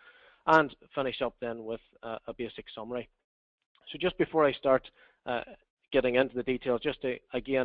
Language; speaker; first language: English; native; English